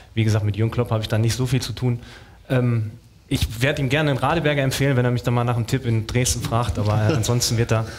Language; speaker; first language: German; native; German